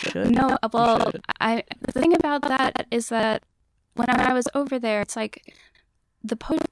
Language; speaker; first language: English; native; English